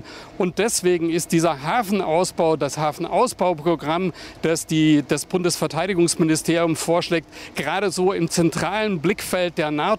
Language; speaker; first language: German; native; German